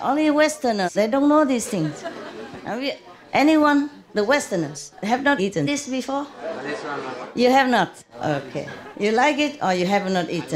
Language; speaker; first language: English; non-native, fluent; Vietnamese